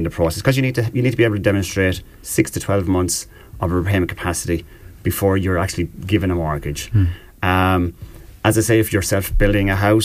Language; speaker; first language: English; native; English